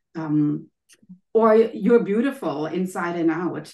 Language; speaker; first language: English; non-native, fluent; German